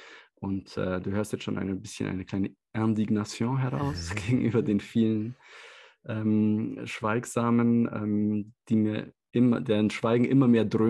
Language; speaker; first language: German; native; German